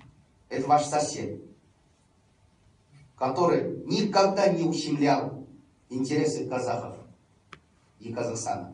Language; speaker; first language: Russian; non-native, fluent; Chinese